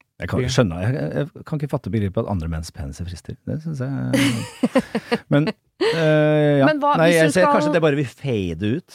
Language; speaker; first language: Norwegian; early bilingual, other home language; Persian